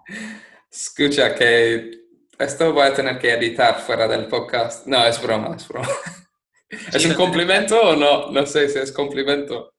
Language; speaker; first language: Spanish; non-native, fluent; English